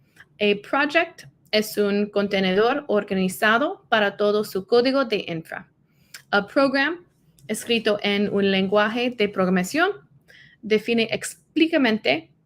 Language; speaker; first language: Spanish; non-native, learner; English